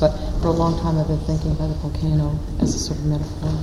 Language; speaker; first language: English; native; English